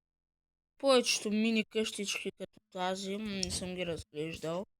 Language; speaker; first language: Bulgarian; native; Bulgarian